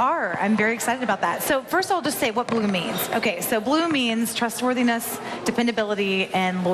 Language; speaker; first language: English; native; English